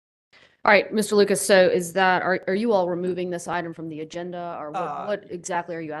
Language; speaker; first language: English; native; English